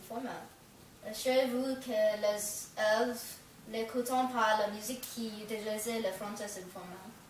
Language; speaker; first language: French; non-native, learner; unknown